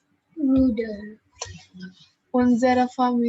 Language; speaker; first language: German; non-native, learner; Indonesian